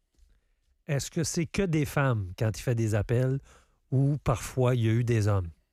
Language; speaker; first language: French; native; French